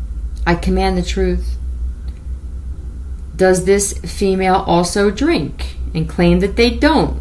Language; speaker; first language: English; native; English